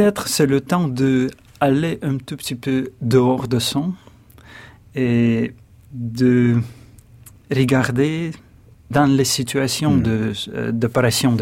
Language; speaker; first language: French; non-native, fluent; Russian